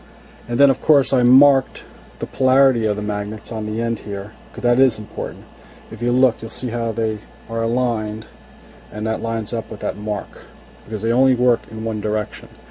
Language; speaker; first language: English; native; English